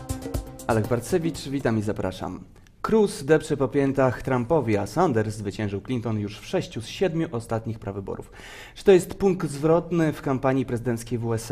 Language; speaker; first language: Polish; native; Polish